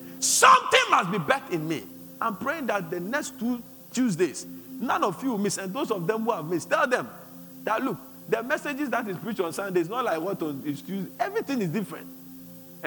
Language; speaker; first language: English; non-native, local second language; Akan